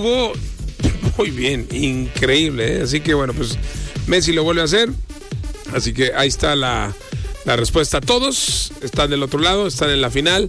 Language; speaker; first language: Spanish; native; Spanish